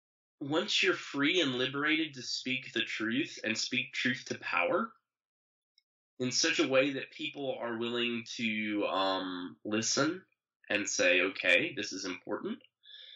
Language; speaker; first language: English; native; English